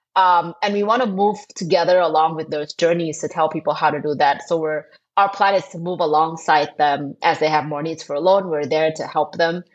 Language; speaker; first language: English; non-native, fluent; Thai